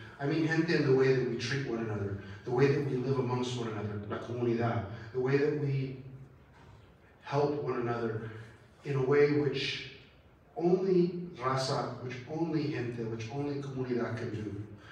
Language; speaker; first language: English; early bilingual, other home language; Spanish